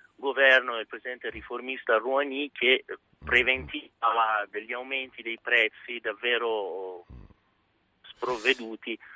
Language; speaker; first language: Italian; non-native, fluent; Persian